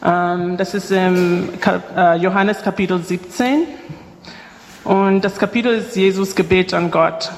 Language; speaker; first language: German; non-native, fluent; English